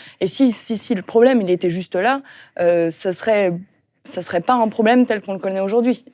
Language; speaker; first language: French; native; French